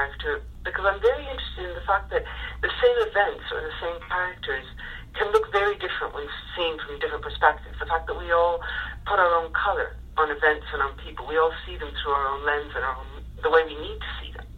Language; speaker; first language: English; native; English